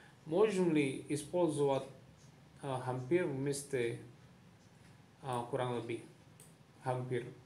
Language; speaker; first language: Russian; non-native, fluent; Indonesian